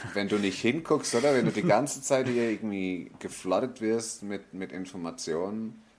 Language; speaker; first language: German; native; German